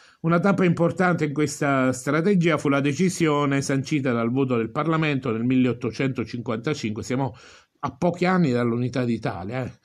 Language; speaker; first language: Italian; native; Italian